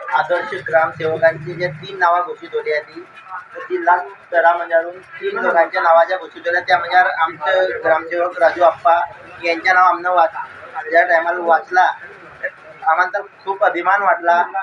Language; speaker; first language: Marathi; non-native, local second language; Bhili